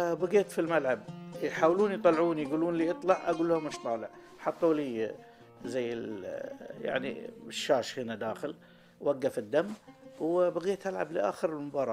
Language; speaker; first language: Arabic; native; Arabic